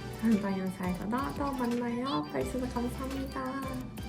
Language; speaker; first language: Korean; non-native, fluent; Japanese